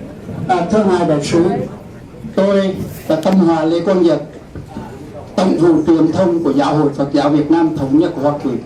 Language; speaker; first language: Vietnamese; native; Vietnamese